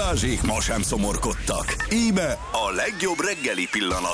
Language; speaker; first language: Hungarian; native; Hungarian